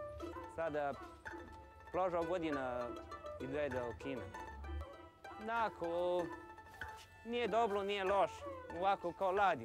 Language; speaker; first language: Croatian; non-native, learner; Chinese